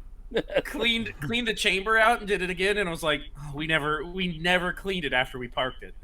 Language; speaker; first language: English; native; English